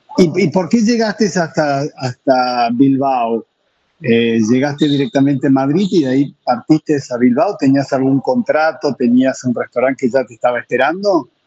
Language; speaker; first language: Spanish; native; Spanish